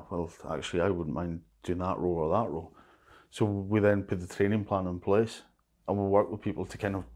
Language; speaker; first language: English; native; English